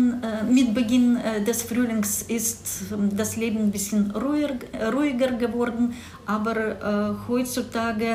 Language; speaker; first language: German; non-native, fluent; Russian